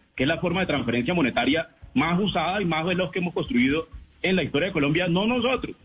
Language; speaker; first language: Spanish; native; Spanish